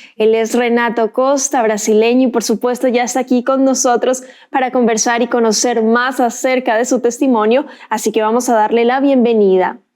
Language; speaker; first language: Spanish; native; Spanish